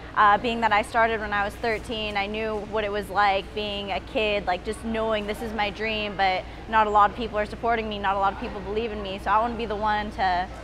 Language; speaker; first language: English; native; English